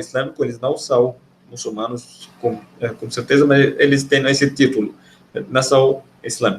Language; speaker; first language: Portuguese; non-native, fluent; Arabic